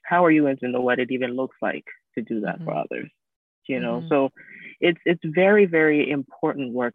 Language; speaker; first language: English; non-native, local second language; Akan